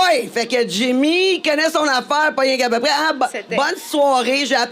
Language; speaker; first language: French; native; French